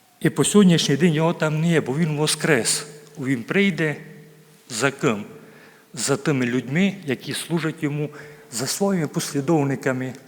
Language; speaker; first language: Ukrainian; native; Ukrainian